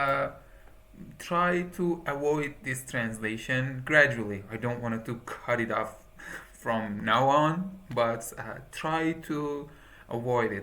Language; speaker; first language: English; non-native, fluent; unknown